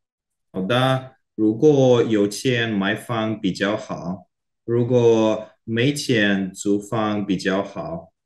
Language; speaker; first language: Chinese; non-native, learner; Korean